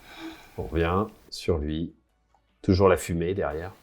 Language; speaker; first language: French; native; French